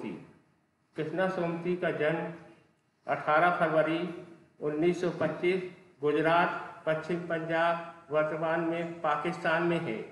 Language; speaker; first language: Hindi; native; Hindi